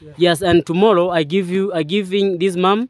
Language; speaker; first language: English; non-native, learner; Swahili